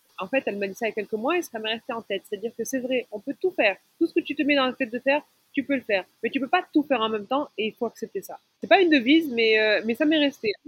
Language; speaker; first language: French; non-native, local second language; Arabic